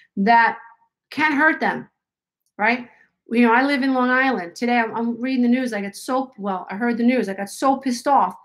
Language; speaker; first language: English; native; English